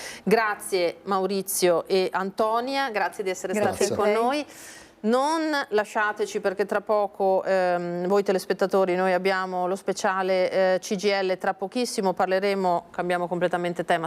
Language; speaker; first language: Italian; native; Italian